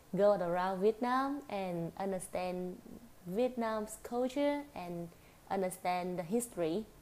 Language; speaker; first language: English; non-native, fluent; Vietnamese